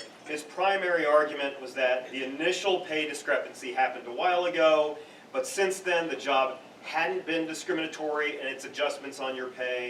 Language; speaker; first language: English; native; English